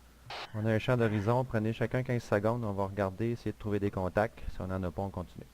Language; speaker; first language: French; native; French